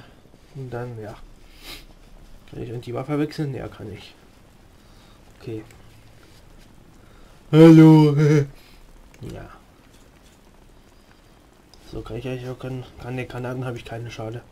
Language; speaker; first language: German; native; German